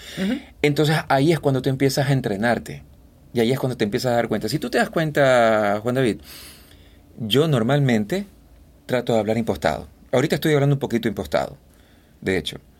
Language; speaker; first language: Spanish; native; Spanish